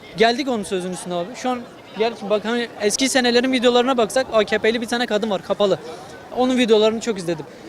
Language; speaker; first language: Turkish; non-native, local second language; Kurdish